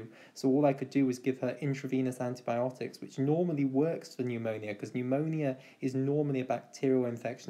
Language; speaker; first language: English; native; English